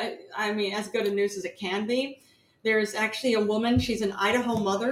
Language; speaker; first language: English; native; English